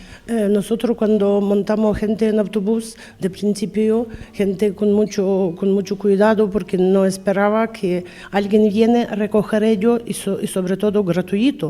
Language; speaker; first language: Spanish; non-native, learner; Ukrainian